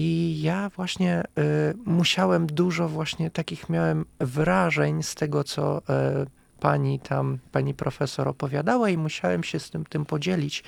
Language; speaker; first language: Polish; non-native, fluent; Russian